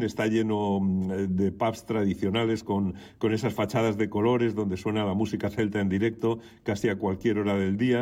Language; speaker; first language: Spanish; native; Spanish